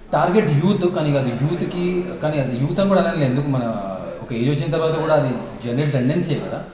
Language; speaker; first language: Telugu; native; Telugu